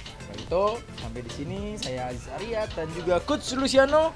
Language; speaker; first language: Indonesian; native; Indonesian